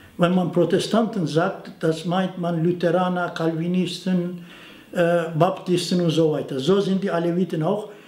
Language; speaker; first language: German; non-native, fluent; Turoyo